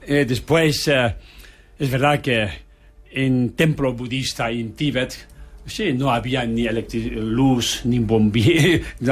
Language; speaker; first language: Spanish; non-native, learner; Tibetan